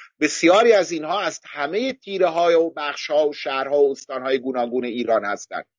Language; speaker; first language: Persian; non-native, local second language; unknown